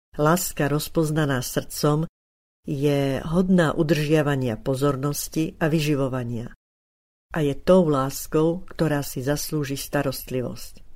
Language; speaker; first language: Slovak; native; Slovak